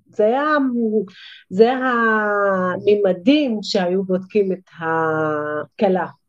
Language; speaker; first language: Hebrew; non-native, local second language; Arabic